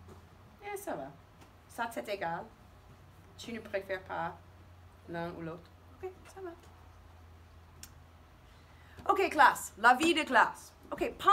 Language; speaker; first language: French; non-native, fluent; English